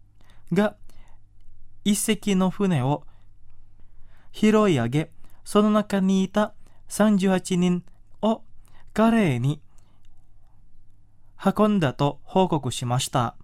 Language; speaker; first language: Japanese; non-native, fluent; Indonesian